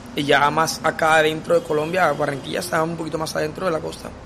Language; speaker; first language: Spanish; native; Spanish